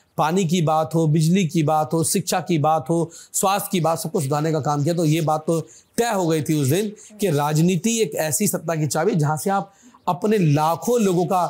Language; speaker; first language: Hindi; native; Hindi